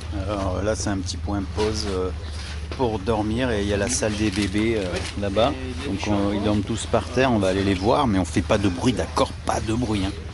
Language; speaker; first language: French; native; French